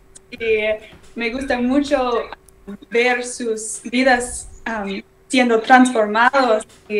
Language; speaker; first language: Spanish; non-native, learner; English